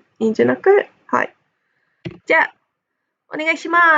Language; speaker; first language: Japanese; non-native, fluent; English